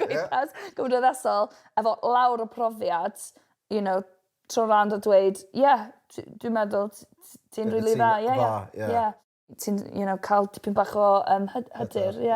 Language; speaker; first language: Welsh; non-native, local second language; English